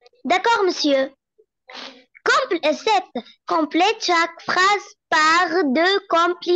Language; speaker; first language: French; non-native, learner; Arabic